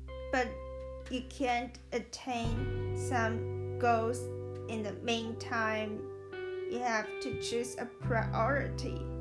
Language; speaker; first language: English; non-native, fluent; Chinese